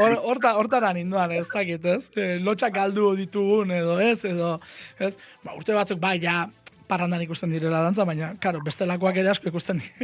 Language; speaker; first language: Basque; native; Basque